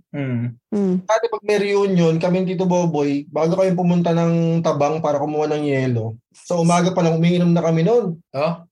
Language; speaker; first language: Filipino; native; Filipino